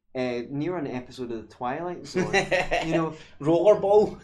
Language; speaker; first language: English; native; English